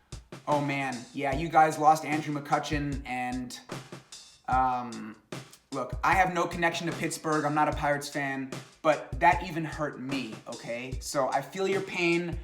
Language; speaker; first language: English; native; English